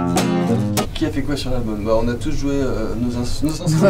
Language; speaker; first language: French; native; French